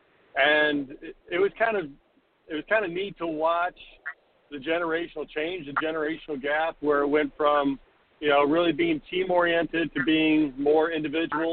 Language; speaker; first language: English; native; English